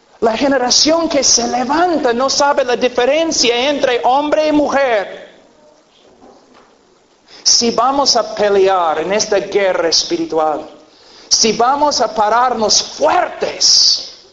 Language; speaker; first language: Spanish; non-native, fluent; English